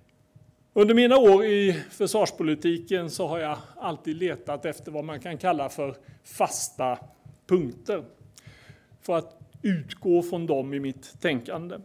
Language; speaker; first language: Swedish; native; Swedish